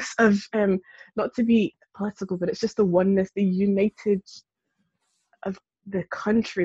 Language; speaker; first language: English; native; English